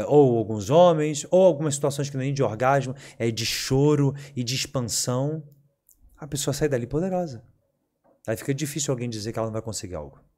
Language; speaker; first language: Portuguese; native; Portuguese